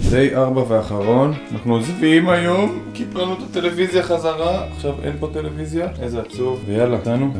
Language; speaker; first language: Hebrew; native; Hebrew